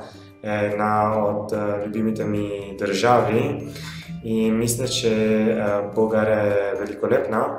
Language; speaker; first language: Bulgarian; non-native, learner; Italian